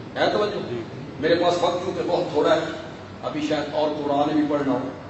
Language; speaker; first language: Urdu; non-native, local second language; Punjabi